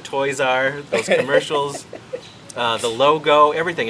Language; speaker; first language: English; native; English